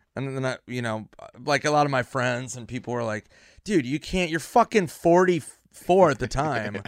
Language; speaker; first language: English; native; English